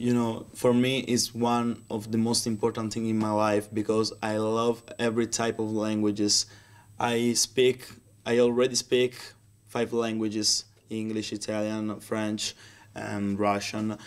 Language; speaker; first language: English; non-native, learner; Italian